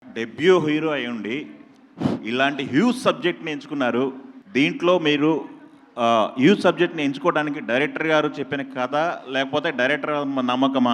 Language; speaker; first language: Telugu; native; Telugu